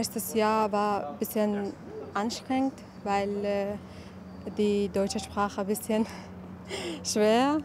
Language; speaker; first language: German; non-native, learner; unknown